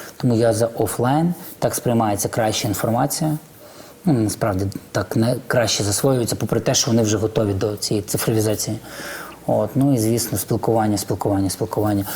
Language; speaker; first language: Ukrainian; non-native, local second language; Russian